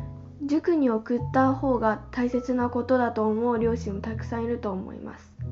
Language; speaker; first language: Japanese; non-native, fluent; Chinese